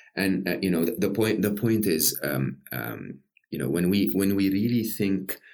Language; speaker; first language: English; non-native, fluent; Arabic